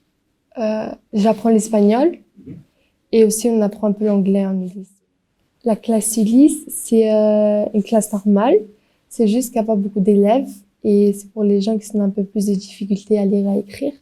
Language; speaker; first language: French; early bilingual, other home language; Albanian